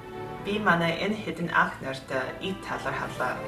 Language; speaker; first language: Mongolian; early bilingual, heritage; Mongolian